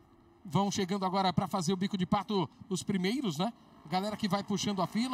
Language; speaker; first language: Portuguese; native; Portuguese